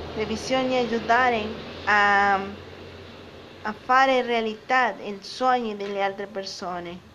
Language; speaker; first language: Italian; non-native, learner; Spanish